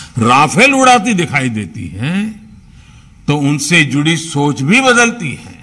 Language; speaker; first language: Hindi; non-native, local second language; Gujarati